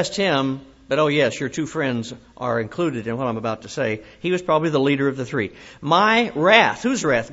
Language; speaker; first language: English; native; English